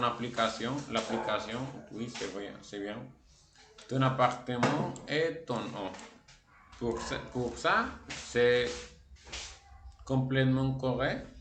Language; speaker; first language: French; non-native, fluent; Spanish